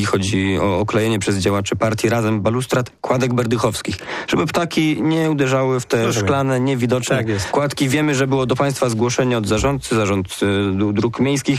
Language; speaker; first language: Polish; native; Polish